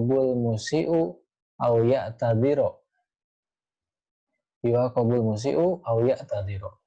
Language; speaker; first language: Arabic; non-native, fluent; Indonesian